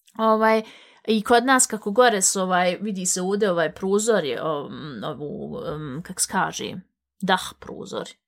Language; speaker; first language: Bosnian; early bilingual, heritage; Bosnian